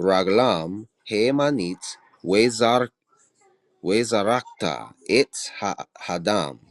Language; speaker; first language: Hebrew; non-native, learner; English